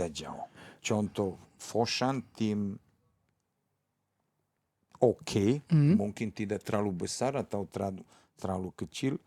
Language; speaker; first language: Indonesian; non-native, fluent; Serbian